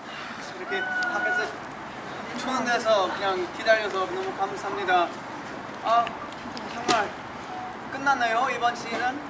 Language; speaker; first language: Korean; early bilingual, heritage; English